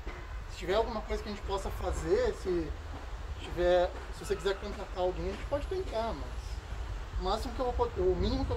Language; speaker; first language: Portuguese; native; Portuguese